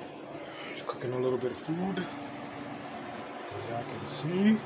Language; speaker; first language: English; native; English